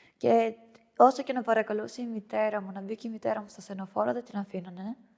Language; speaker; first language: Greek; early bilingual, other home language; Albanian